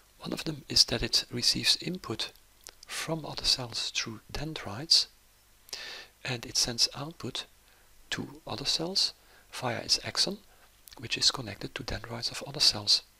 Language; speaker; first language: English; non-native, fluent; Dutch